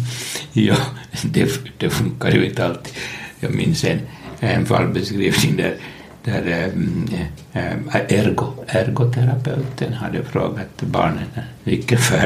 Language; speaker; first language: Swedish; non-native, local second language; Finnish